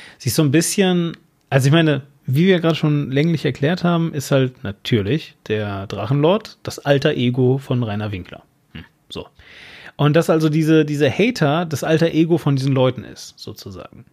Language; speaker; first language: German; native; German